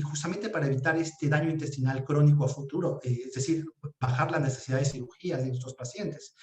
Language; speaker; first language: Spanish; native; Spanish